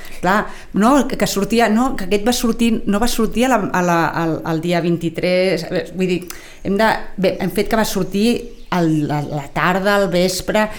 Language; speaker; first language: Catalan; native; Catalan